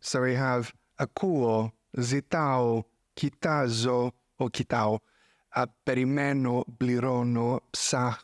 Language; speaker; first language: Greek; non-native, fluent; English